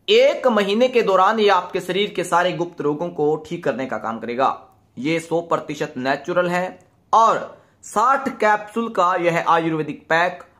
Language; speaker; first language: Hindi; native; Hindi